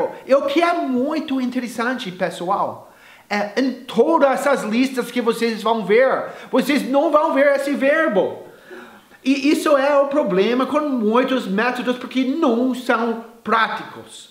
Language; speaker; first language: Portuguese; non-native, fluent; English